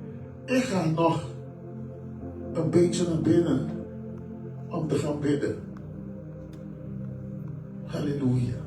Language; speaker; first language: Dutch; non-native, fluent; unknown